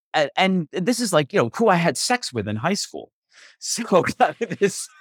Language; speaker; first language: English; native; English